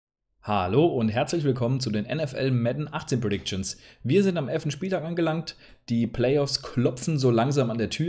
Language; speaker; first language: German; native; German